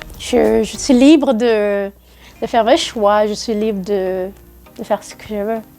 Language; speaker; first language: French; non-native, local second language; Wolof